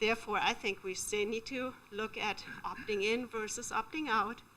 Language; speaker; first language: English; non-native, fluent; German